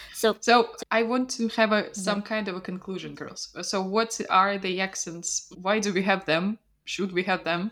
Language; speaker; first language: English; non-native, fluent; Russian